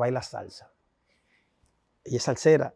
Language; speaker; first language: Spanish; native; Spanish